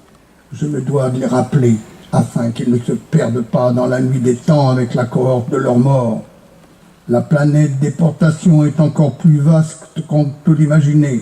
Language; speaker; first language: French; native; French